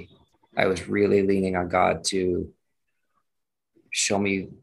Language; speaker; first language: English; native; English